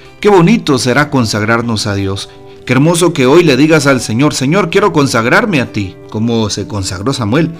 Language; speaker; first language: Spanish; native; Spanish